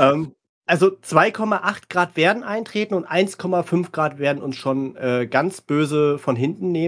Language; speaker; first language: German; native; German